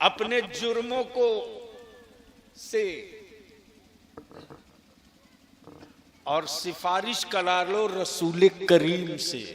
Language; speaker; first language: Hindi; native; Hindi